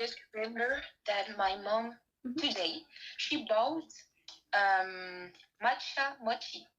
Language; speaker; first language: English; non-native, learner; French